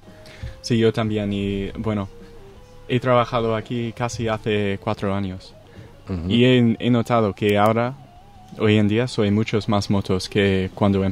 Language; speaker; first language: Spanish; non-native, fluent; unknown